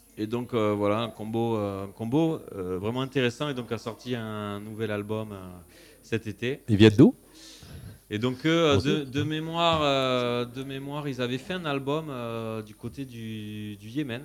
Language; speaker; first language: French; native; French